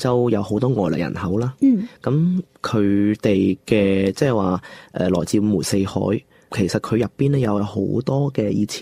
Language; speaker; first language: Cantonese; non-native, local second language; Chinese